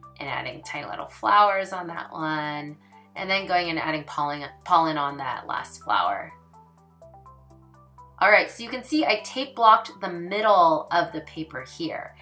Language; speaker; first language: English; native; English